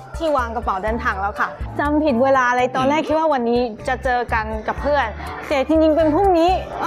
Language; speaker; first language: Thai; non-native, fluent; Chinese